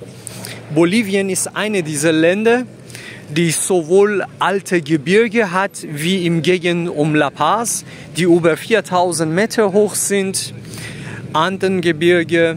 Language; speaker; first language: German; non-native, fluent; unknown